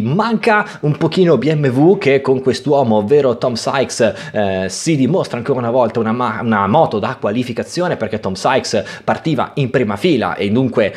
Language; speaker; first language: Italian; native; Italian